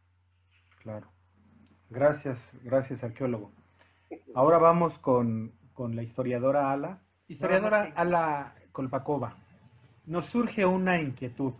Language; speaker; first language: Spanish; native; Spanish